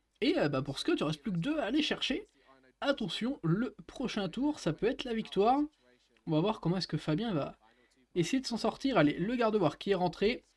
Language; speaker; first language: French; native; French